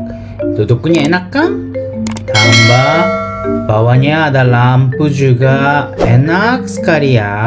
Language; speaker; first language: Indonesian; non-native, learner; Japanese